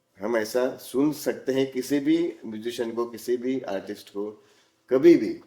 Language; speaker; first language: Hindi; non-native, local second language; Marathi